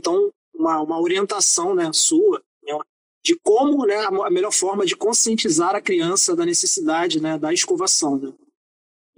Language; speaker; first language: Portuguese; native; Portuguese